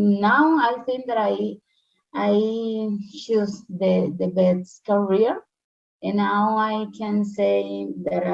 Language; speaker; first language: English; non-native, learner; Spanish